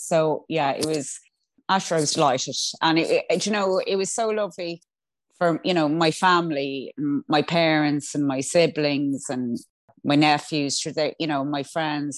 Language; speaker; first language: English; native; English